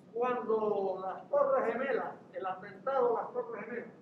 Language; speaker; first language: Spanish; native; Spanish